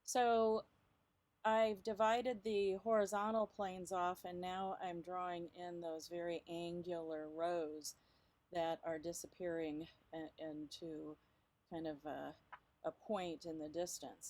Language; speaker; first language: English; native; English